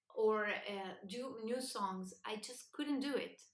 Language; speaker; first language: English; non-native, fluent; Spanish